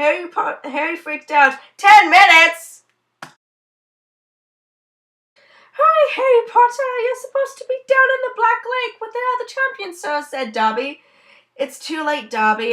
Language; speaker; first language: English; native; English